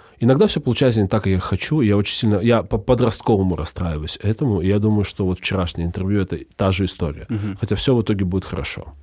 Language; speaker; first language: Russian; native; Russian